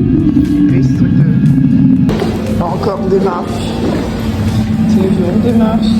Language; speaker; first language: French; native; French